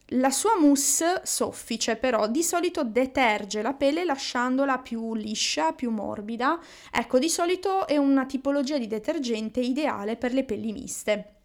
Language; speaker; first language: Italian; native; Italian